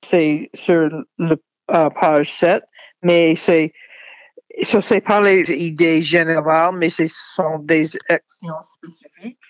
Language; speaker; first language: French; non-native, fluent; English